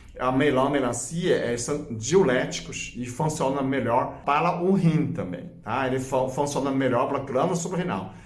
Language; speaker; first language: Portuguese; non-native, fluent; Chinese